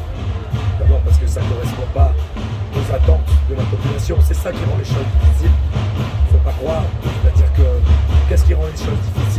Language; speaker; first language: French; native; French